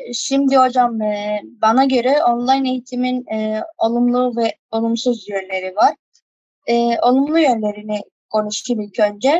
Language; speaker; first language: Turkish; early bilingual, other home language; Arabic